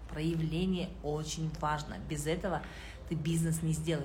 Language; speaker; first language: Russian; non-native, local second language; Kazakh